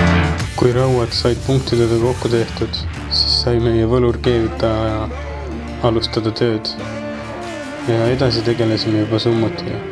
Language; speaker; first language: Estonian; native; Estonian